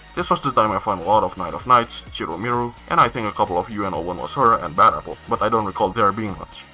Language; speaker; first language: English; non-native, fluent; Malay